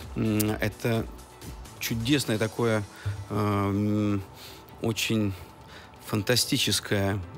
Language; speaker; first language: Russian; native; Russian